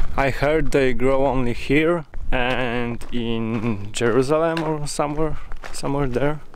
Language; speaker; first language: English; non-native, fluent; Polish